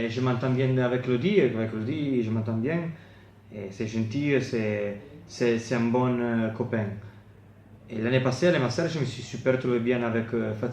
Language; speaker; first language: French; non-native, fluent; Italian